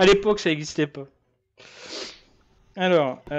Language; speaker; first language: French; native; French